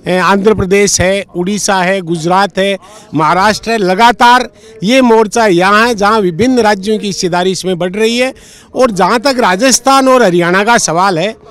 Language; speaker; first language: Hindi; native; Hindi